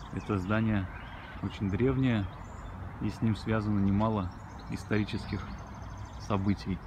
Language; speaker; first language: Russian; native; Russian